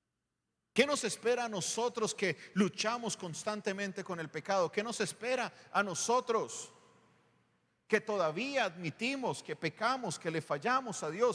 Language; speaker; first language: Spanish; native; Spanish